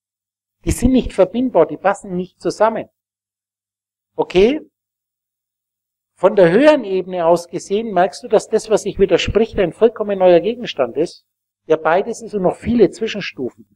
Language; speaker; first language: German; native; German